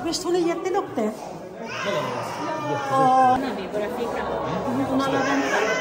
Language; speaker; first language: Swedish; non-native, learner; Filipino